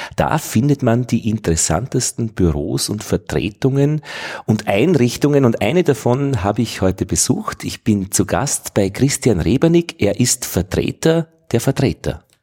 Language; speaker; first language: German; native; German